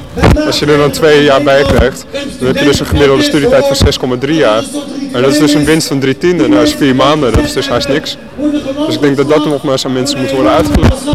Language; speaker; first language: Dutch; native; Dutch